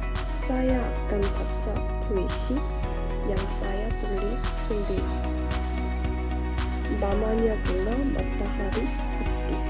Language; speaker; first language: Indonesian; non-native, learner; Korean